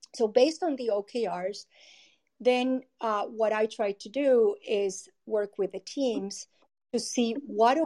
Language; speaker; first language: English; non-native, fluent; Spanish